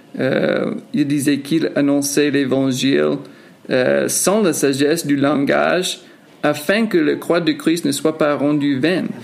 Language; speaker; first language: French; non-native, fluent; English